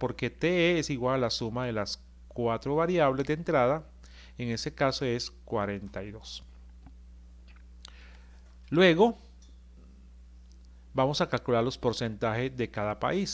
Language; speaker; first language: Spanish; native; Spanish